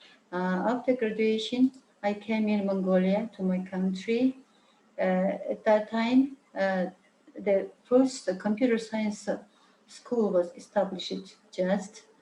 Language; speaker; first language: English; non-native, learner; Mongolian